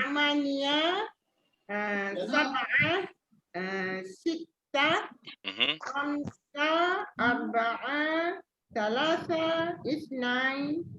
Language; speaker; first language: Arabic; non-native, learner; Malay